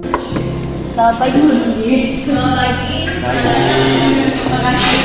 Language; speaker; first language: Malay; non-native, fluent; Thai